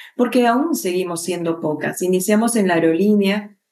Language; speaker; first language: Spanish; native; Spanish